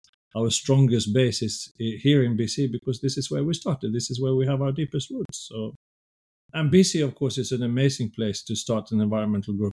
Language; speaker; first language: English; non-native, fluent; Swedish